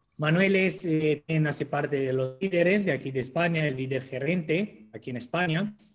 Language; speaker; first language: Spanish; non-native, fluent; Romanian